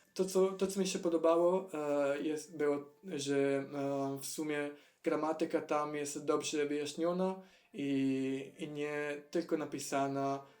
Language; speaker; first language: Polish; non-native, fluent; Italian